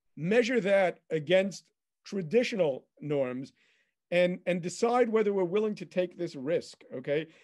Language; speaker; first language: English; native; English